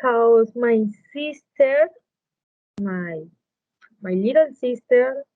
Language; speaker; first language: English; non-native, learner; Spanish